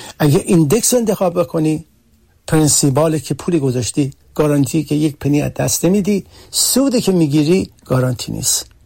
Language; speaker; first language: Persian; early bilingual, heritage; Persian